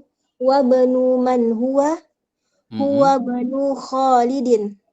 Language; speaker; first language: Arabic; non-native, learner; Indonesian